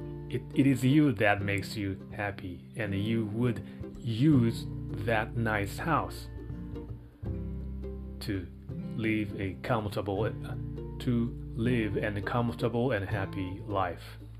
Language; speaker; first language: English; non-native, fluent; Japanese